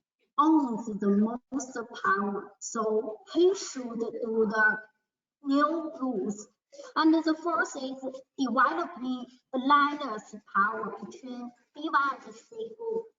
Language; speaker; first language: English; non-native, learner; Chinese